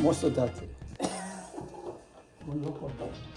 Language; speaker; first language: Japanese; native; Japanese